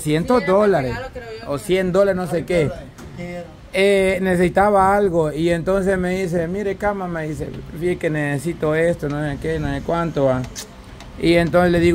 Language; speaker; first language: Spanish; native; Spanish